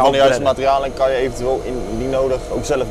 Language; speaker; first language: Dutch; native; Dutch